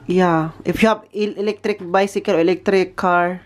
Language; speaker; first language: English; non-native, local second language; Filipino